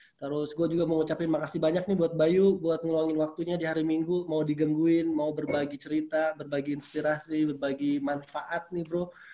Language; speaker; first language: Indonesian; native; Indonesian